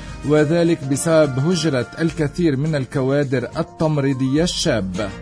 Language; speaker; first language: Arabic; native; Arabic